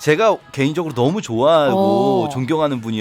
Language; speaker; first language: Korean; native; Korean